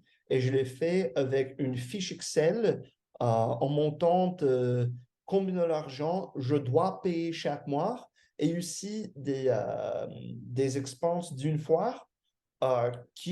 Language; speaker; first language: French; non-native, fluent; English